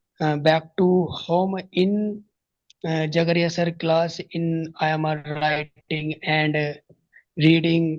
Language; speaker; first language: English; non-native, learner; Hindi